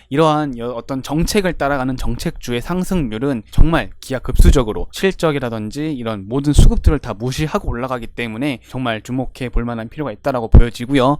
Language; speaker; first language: Korean; native; Korean